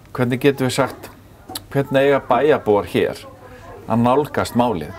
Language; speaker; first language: Icelandic; native; Icelandic